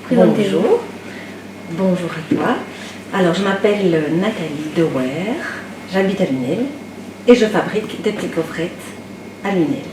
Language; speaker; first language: French; native; French